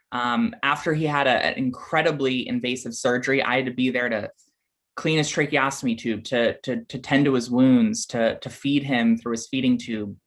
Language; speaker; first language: English; native; English